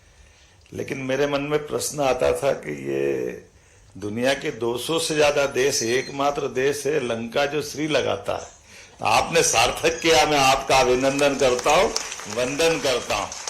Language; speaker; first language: Hindi; native; Hindi